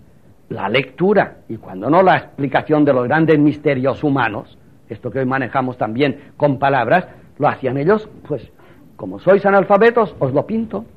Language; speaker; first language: Spanish; native; Spanish